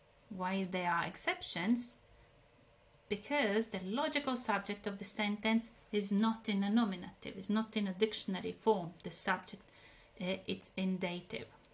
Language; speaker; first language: English; non-native, fluent; Latvian